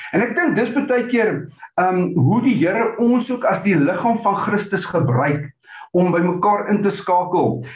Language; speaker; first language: Afrikaans; early bilingual, heritage; Afrikaans